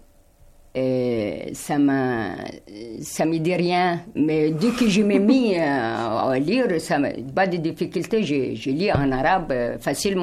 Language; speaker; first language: French; non-native, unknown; Arabic